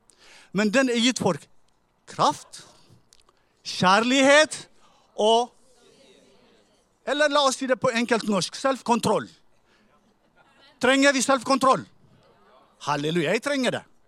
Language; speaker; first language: Norwegian; non-native, fluent; Tigrinya